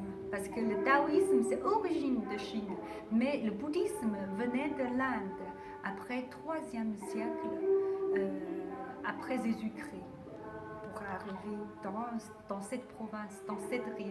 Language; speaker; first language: French; non-native, fluent; Chinese